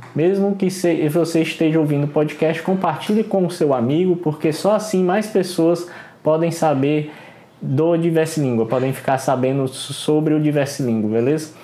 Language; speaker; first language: Portuguese; native; Portuguese